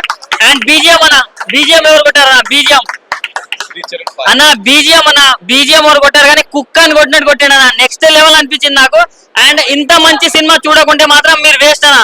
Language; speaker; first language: Telugu; native; Telugu